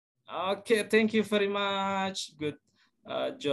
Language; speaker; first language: English; non-native, learner; Indonesian